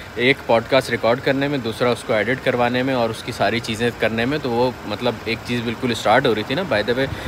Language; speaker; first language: Hindi; native; Hindi